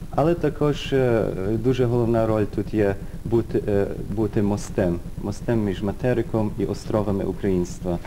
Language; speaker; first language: Ukrainian; early bilingual, heritage; Ukrainian